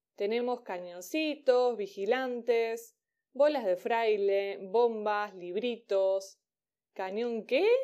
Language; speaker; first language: Spanish; native; Spanish